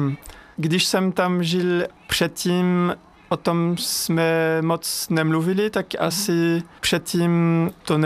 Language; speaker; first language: Czech; non-native, learner; French